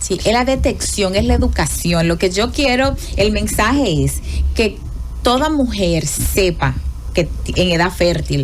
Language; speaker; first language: Spanish; native; Spanish